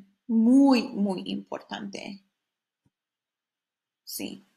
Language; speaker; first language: Spanish; non-native, fluent; English